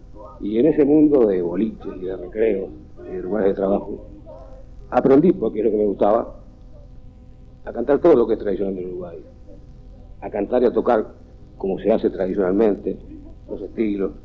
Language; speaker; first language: Spanish; native; Spanish